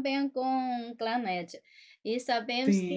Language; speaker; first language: Portuguese; non-native, fluent; Chinese